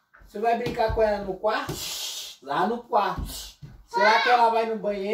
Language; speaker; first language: Portuguese; native; Portuguese